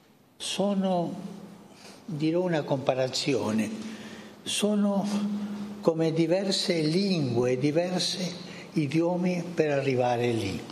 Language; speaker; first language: Italian; non-native, fluent; Spanish